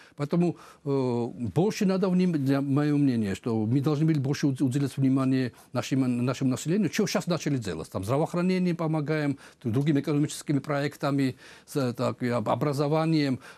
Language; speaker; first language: Russian; non-native, local second language; Georgian